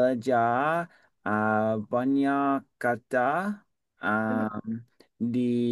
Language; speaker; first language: Indonesian; non-native, learner; English